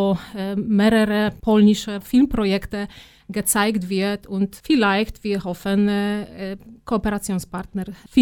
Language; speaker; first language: German; non-native, fluent; Polish